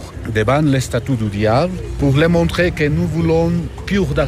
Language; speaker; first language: French; non-native, learner; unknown